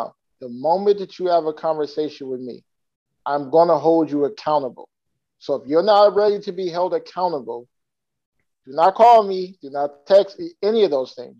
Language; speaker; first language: English; native; English